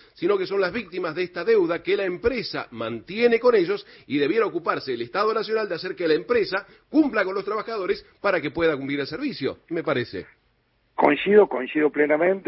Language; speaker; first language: Spanish; native; Spanish